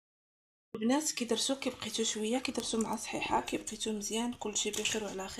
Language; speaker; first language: Arabic; native; Arabic